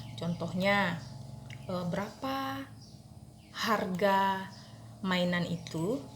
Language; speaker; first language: Indonesian; native; Indonesian